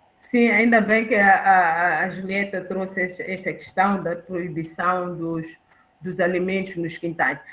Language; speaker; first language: Portuguese; non-native, local second language; Tsonga